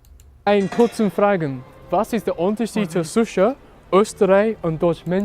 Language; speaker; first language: German; non-native, learner; English